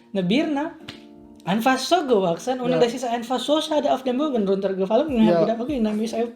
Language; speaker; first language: German; non-native, learner; Indonesian